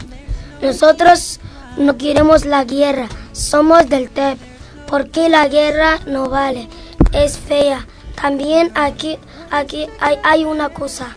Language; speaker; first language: Spanish; non-native, learner; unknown